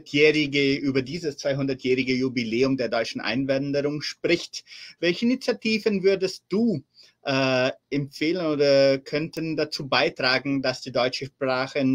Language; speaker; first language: German; early bilingual, heritage; German